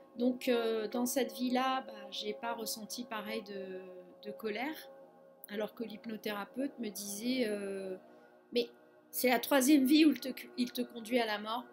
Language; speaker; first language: French; non-native, fluent; Spanish